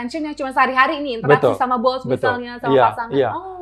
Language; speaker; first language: Indonesian; native; Indonesian